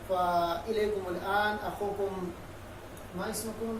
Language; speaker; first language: Arabic; non-native, fluent; Urdu